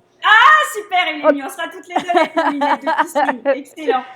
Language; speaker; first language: French; native; French